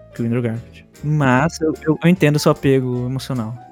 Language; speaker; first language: Portuguese; early bilingual, other home language; Spanish